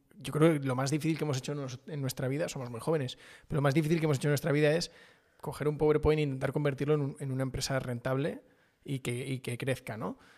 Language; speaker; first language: Spanish; native; Spanish